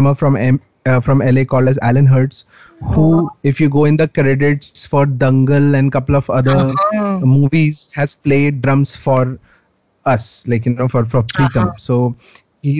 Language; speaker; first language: English; non-native, local second language; Hindi